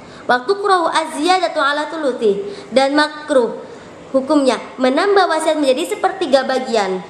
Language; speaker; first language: Indonesian; native; Indonesian